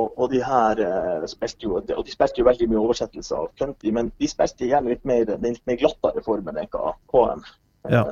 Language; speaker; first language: Norwegian; native; Norwegian